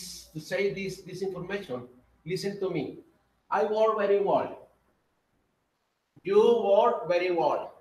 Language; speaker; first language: English; non-native, learner; Spanish